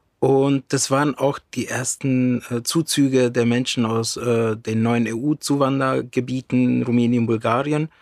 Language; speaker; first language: German; early bilingual, other home language; Romany